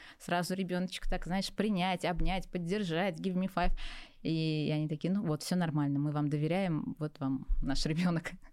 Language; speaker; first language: Russian; native; Russian